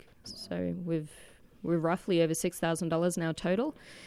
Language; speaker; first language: English; native; English